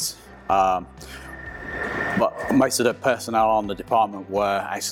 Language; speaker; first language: English; native; English